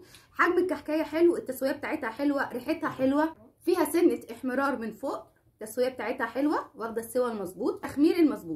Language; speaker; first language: Arabic; native; Arabic